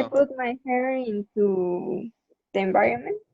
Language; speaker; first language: English; non-native, learner; Spanish